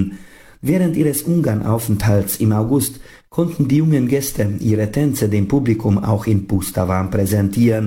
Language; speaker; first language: German; native; German